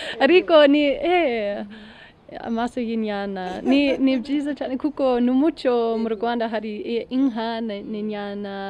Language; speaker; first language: Kinyarwanda; non-native, learner; English